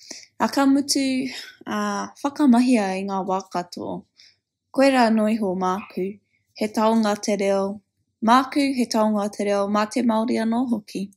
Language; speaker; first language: Māori; non-native, local second language; English